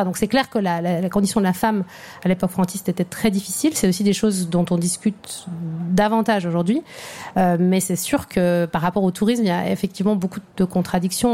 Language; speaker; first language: French; native; French